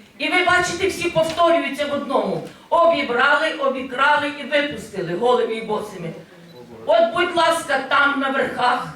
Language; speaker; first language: Ukrainian; native; Ukrainian